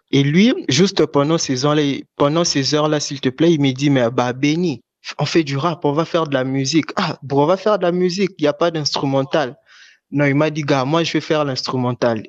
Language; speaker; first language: French; non-native, local second language; Lingala